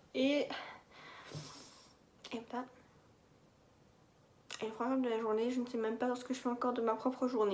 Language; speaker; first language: French; native; French